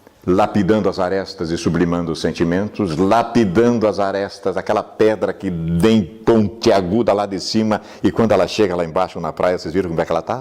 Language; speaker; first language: Portuguese; native; Portuguese